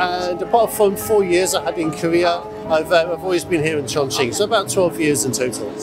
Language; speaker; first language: English; native; English